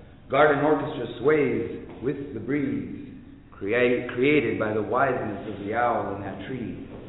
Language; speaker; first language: English; early bilingual, other home language; Spanish